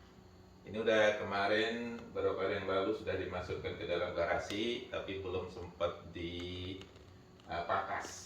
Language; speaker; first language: Indonesian; native; Indonesian